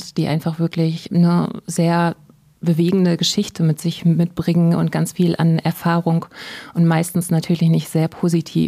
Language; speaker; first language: German; native; German